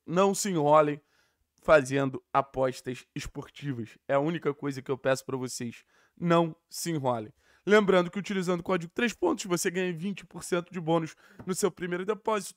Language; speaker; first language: Portuguese; native; Portuguese